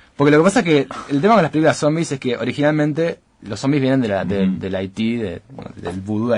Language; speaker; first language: Spanish; native; Spanish